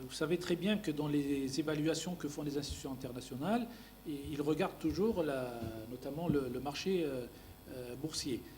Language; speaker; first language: French; non-native, local second language; Arabic